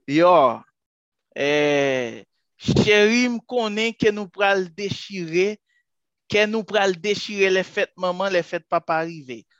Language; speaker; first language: Portuguese; non-native, fluent; Haitian Creole